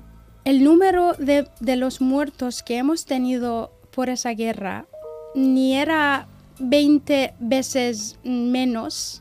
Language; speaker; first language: Spanish; non-native, fluent; Persian